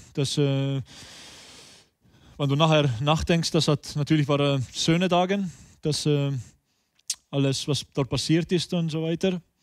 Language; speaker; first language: German; non-native, learner; Estonian